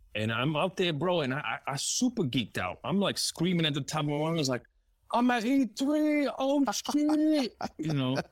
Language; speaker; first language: English; early bilingual, other home language; Spanish